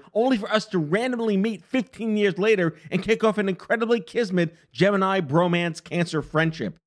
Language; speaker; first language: English; native; English